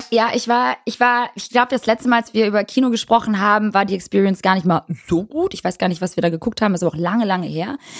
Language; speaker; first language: German; early bilingual, other home language; Albanian